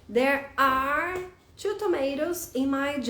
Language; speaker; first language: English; non-native, fluent; Portuguese